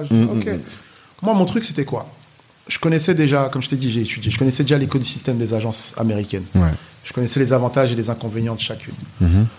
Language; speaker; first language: French; native; French